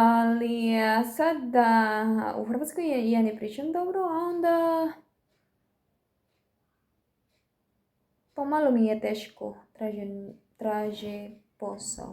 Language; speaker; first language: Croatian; non-native, learner; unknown